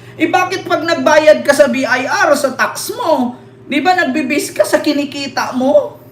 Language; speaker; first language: Filipino; native; Filipino